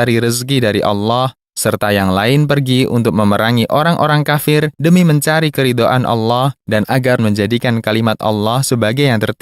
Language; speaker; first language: Indonesian; native; Indonesian